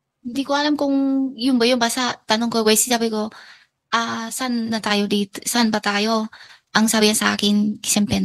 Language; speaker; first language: Filipino; non-native, learner; Chinese